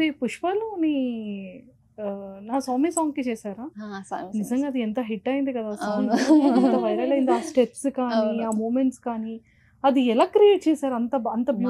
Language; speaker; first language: Telugu; native; Telugu